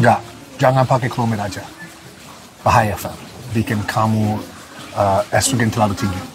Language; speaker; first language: Indonesian; non-native, fluent; English